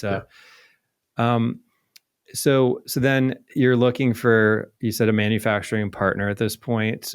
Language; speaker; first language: English; native; English